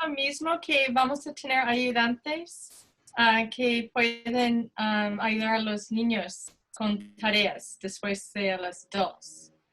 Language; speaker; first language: Spanish; non-native, fluent; English